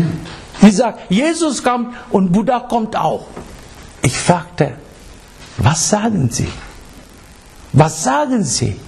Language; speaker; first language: German; non-native, fluent; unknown